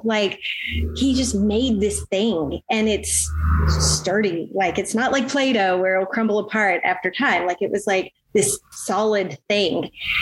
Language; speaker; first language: English; native; English